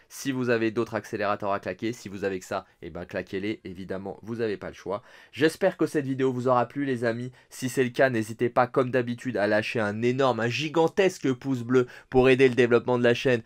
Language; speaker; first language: French; native; French